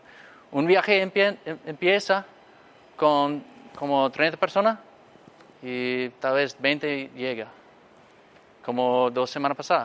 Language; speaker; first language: Spanish; non-native, fluent; English